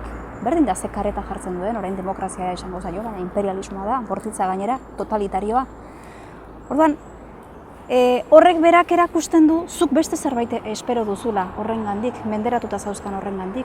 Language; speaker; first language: Basque; native; Basque